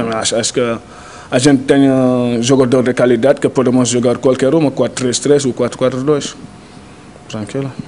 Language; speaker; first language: Portuguese; non-native, learner; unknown